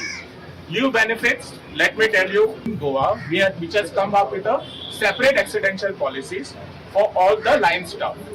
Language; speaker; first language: English; non-native, local second language; Konkani